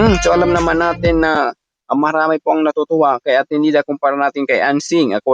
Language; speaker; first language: Filipino; non-native, local second language; Cebuano